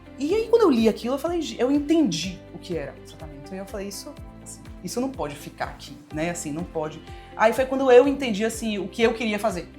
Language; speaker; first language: Portuguese; early bilingual, heritage; Portuguese